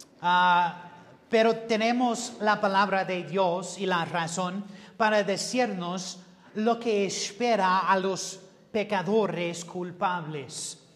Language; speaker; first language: Spanish; non-native, learner; English